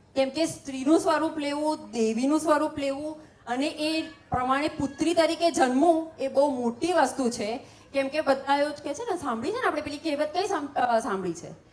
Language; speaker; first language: Gujarati; native; Gujarati